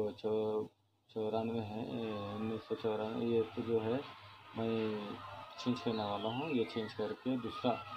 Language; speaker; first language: Hindi; non-native, local second language; Urdu